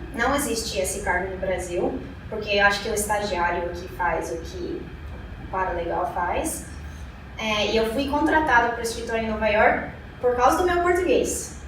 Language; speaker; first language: Portuguese; non-native, fluent; English